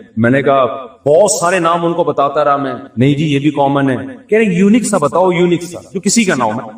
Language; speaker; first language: Urdu; native; Urdu